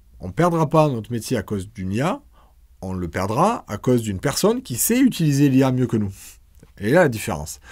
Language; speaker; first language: French; native; French